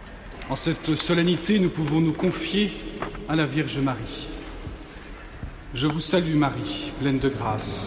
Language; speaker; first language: French; native; French